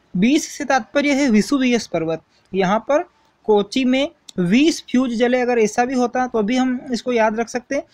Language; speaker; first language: Hindi; native; Hindi